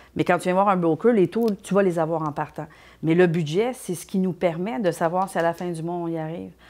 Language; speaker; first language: French; native; French